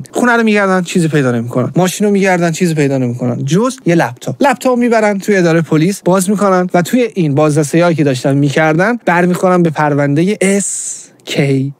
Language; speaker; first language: Persian; native; Persian